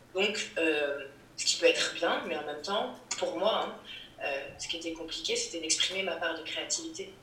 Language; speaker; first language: French; native; French